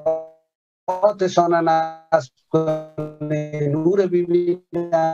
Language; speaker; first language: Persian; native; Persian